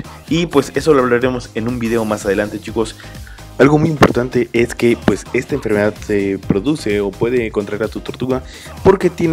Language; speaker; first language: Spanish; native; Spanish